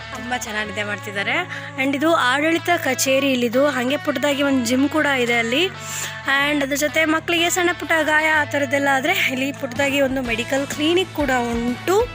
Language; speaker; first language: Kannada; native; Kannada